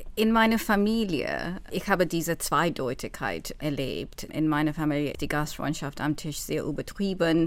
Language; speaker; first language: German; non-native, fluent; English